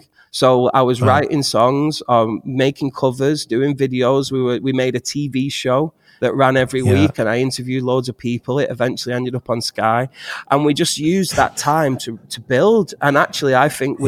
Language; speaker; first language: English; native; English